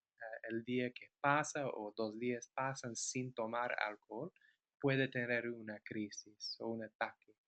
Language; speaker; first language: Spanish; non-native, fluent; English